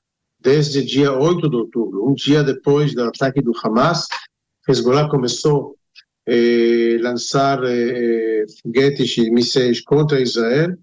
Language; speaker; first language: Portuguese; non-native, fluent; Hebrew